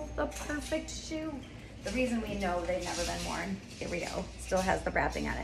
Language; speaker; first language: English; native; English